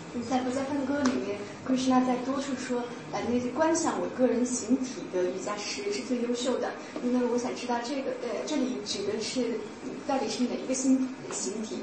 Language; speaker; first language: Chinese; native; Chinese